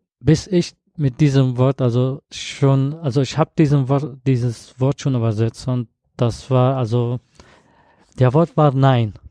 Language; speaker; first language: German; non-native, learner; Arabic